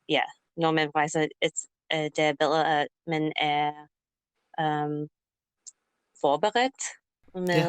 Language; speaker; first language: Danish; non-native, learner; English